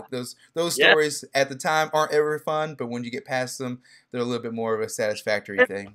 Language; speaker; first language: English; native; English